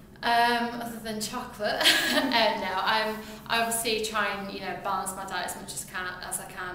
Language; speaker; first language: English; native; English